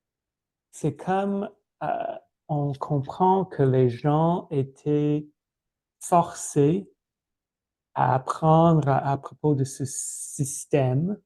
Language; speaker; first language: French; non-native, fluent; English